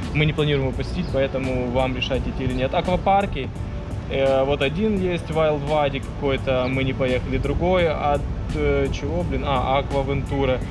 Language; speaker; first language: Russian; native; Russian